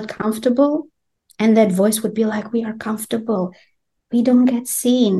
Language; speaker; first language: English; non-native, fluent; Albanian